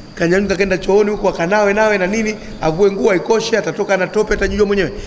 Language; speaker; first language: Swahili; native; Swahili